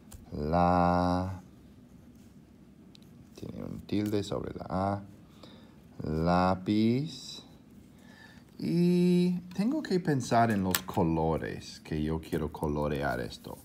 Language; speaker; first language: Spanish; non-native, fluent; English